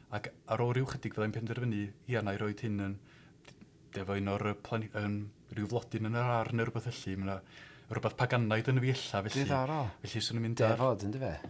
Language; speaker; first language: Welsh; native; Welsh